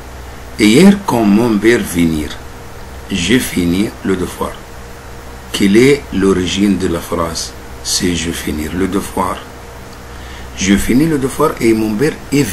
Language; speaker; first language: French; non-native, fluent; Arabic